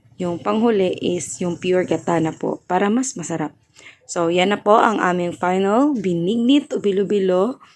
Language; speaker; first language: Filipino; non-native, local second language; Cebuano